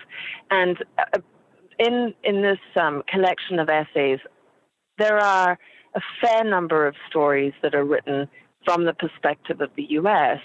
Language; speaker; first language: English; native; English